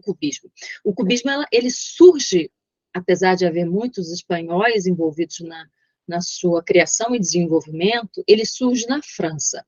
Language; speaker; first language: Portuguese; native; Portuguese